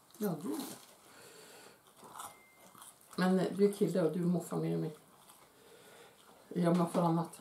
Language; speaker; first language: Swedish; native; Swedish